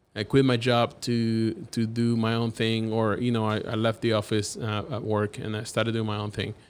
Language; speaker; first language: English; non-native, fluent; Spanish